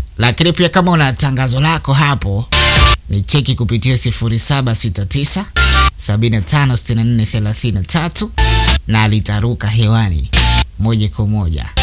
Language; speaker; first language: Swahili; native; Swahili